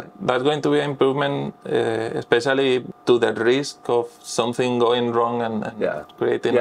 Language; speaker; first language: English; non-native, fluent; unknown